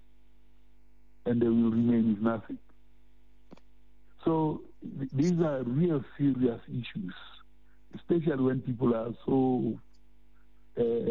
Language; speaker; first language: English; non-native, local second language; Southern Sotho